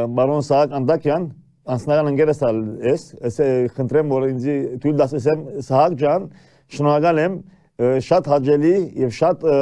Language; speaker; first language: Armenian; early bilingual, heritage; Armenian